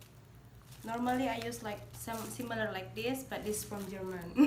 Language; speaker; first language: English; non-native, learner; Indonesian